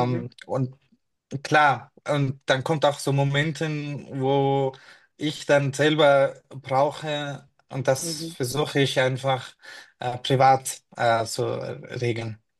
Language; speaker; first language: German; non-native, fluent; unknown